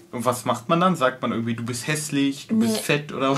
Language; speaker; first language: German; native; German